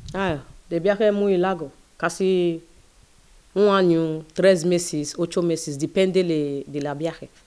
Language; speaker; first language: Spanish; non-native, learner; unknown